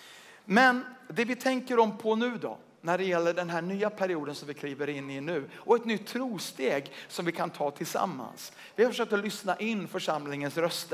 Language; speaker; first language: Swedish; native; Swedish